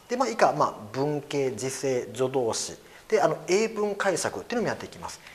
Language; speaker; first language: Japanese; native; Japanese